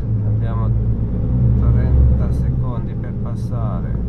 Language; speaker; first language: Italian; non-native, fluent; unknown